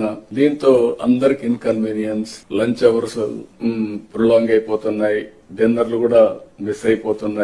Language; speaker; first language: Telugu; native; Telugu